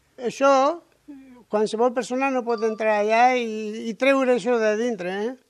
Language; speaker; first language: Catalan; non-native, local second language; Spanish